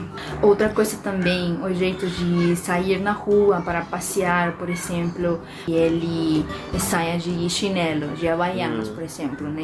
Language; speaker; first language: Portuguese; non-native, fluent; Spanish